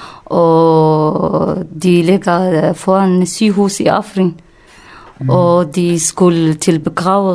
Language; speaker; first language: Danish; non-native, learner; Kurdish